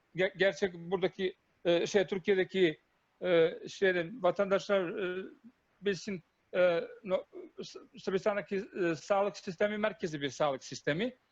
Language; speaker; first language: Turkish; non-native, fluent; Bosnian